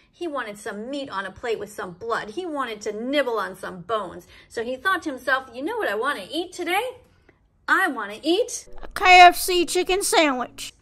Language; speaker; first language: English; native; English